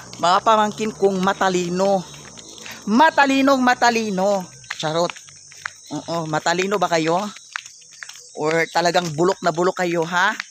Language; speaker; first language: Filipino; non-native, local second language; Cebuano